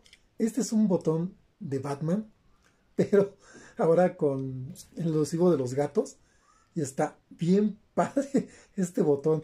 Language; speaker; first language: Spanish; native; Spanish